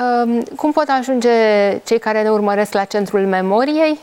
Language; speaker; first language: Romanian; native; Romanian